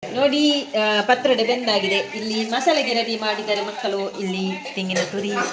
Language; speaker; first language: Kannada; non-native, local second language; Tulu